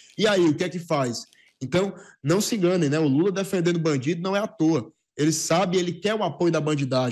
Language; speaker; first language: Portuguese; native; Portuguese